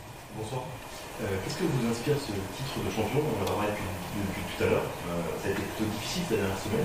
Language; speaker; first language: French; native; French